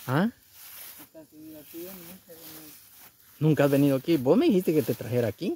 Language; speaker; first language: Spanish; native; Spanish